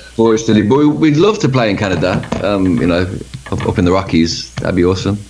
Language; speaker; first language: English; native; English